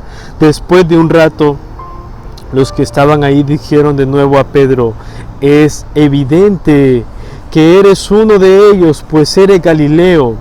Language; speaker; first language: Spanish; native; Spanish